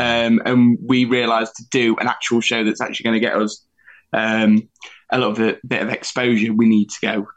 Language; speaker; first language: English; native; English